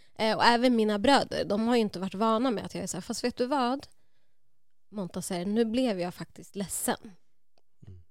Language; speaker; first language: Swedish; native; Swedish